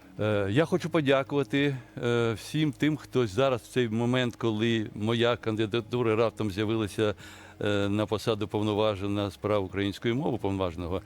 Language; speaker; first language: Ukrainian; native; Ukrainian